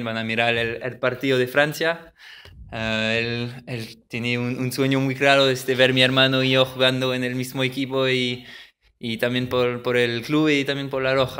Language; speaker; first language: Spanish; early bilingual, heritage; French